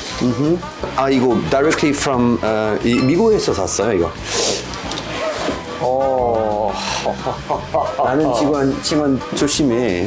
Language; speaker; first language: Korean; non-native, learner; French